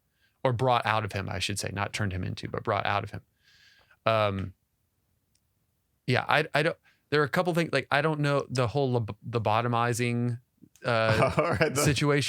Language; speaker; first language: English; native; English